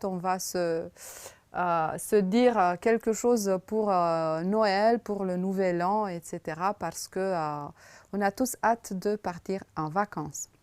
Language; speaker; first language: French; non-native, fluent; Romanian